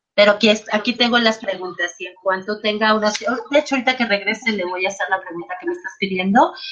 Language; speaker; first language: Spanish; native; Spanish